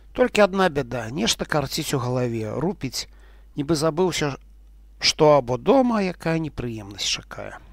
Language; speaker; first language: Belarusian; non-native, local second language; Russian